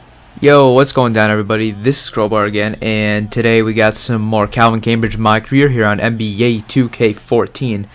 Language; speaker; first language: English; native; English